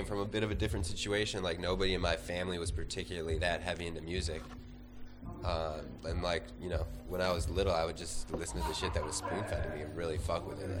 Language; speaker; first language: English; native; English